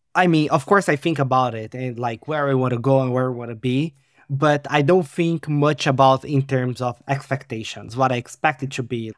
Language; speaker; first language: English; non-native, fluent; Portuguese